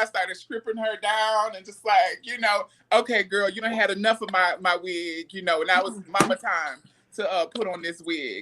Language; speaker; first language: English; native; English